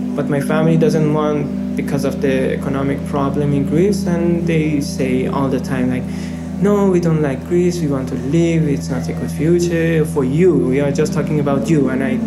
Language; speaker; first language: English; non-native, fluent; Persian